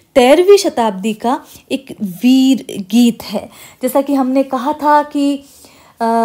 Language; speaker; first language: Hindi; native; Hindi